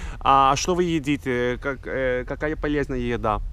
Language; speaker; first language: Russian; non-native, fluent; Greek